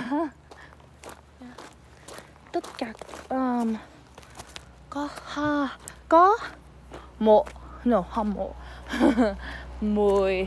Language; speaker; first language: Vietnamese; non-native, learner; English